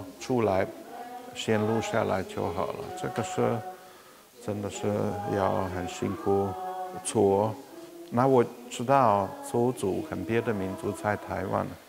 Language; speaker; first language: Chinese; non-native, fluent; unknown